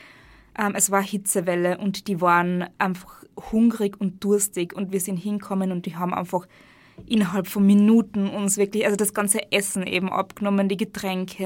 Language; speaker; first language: German; native; German